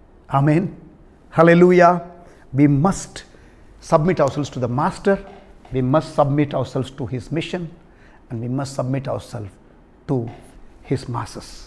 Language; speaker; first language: English; non-native, local second language; Tamil